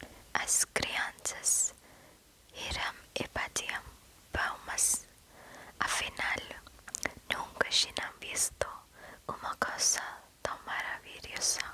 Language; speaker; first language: Portuguese; non-native, learner; English